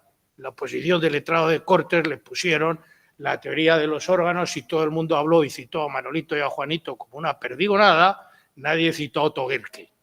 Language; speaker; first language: Spanish; native; Spanish